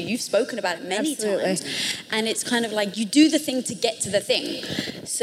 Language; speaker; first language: English; native; English